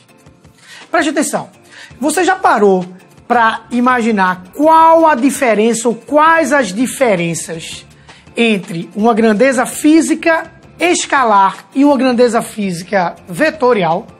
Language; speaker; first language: Portuguese; native; Portuguese